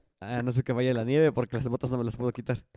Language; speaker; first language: Spanish; native; Spanish